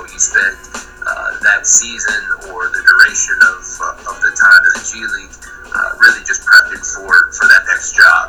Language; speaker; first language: English; native; English